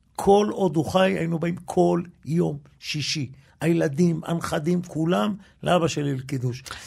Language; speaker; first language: Hebrew; early bilingual, other home language; Yiddish